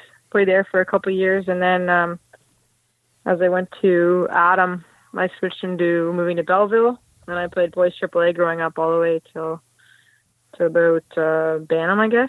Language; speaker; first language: English; native; English